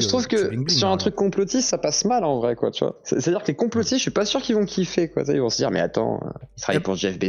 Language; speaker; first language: French; native; French